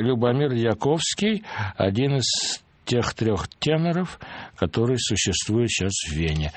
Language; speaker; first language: Russian; native; Russian